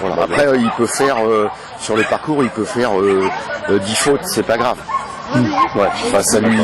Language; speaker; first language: French; native; French